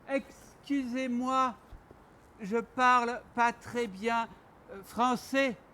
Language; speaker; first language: French; non-native, learner; Armenian